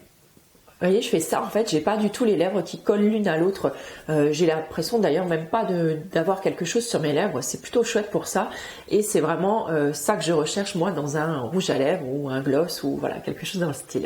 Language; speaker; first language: French; native; French